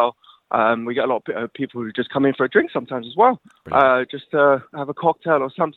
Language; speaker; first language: English; native; English